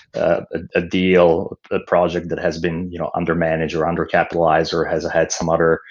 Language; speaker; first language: English; non-native, fluent; Slovak